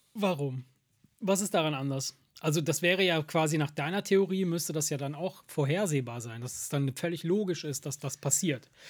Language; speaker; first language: German; early bilingual, other home language; Italian